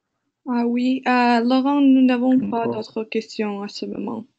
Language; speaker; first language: French; non-native, fluent; English